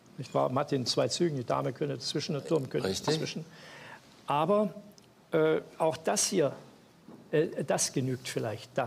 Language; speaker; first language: German; native; German